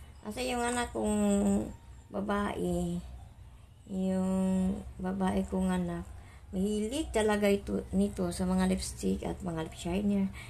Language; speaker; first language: Filipino; non-native, local second language; Cebuano